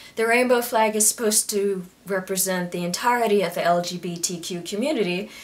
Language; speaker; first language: English; native; English